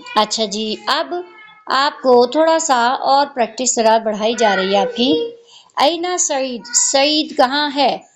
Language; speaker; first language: Urdu; native; Urdu